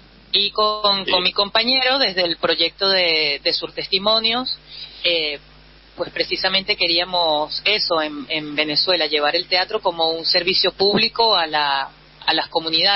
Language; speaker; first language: Spanish; native; Spanish